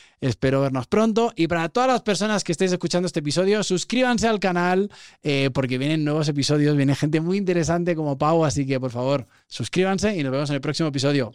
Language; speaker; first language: Spanish; native; Spanish